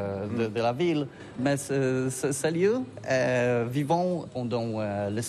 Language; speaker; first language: French; non-native, learner; Polish